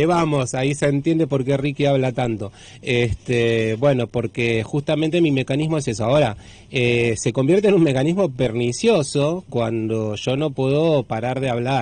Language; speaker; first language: Spanish; native; Spanish